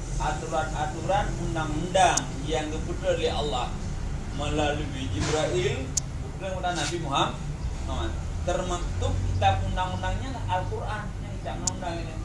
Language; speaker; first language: Malay; non-native, local second language; Achinese